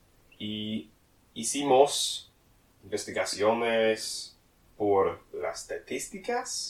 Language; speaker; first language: Spanish; non-native, learner; English